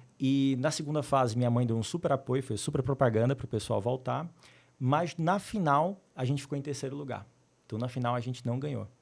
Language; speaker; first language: Portuguese; native; Portuguese